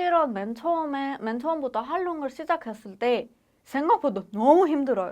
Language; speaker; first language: Korean; non-native, fluent; Persian